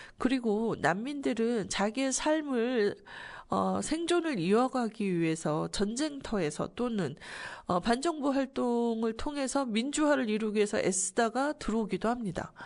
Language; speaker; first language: Korean; native; Korean